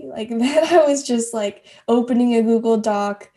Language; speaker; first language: English; native; English